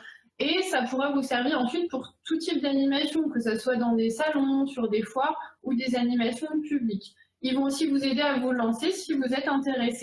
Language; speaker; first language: French; native; French